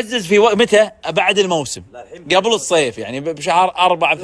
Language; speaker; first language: Arabic; native; Arabic